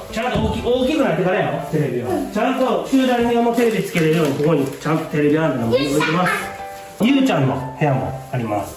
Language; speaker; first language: Japanese; native; Japanese